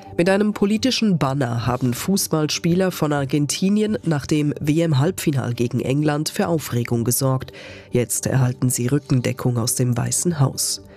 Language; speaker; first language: German; native; German